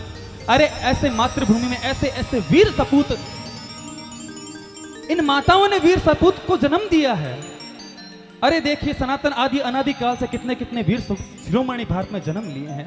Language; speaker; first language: Hindi; native; Hindi